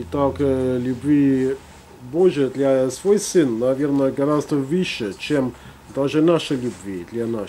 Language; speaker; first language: Russian; non-native, fluent; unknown